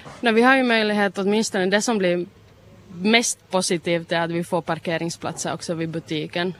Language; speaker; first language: Swedish; native; Swedish